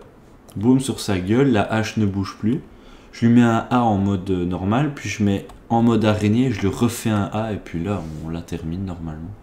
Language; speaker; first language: French; native; French